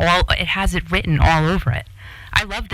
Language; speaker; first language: English; native; English